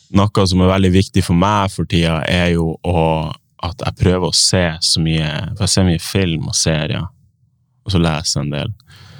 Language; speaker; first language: Norwegian; native; Norwegian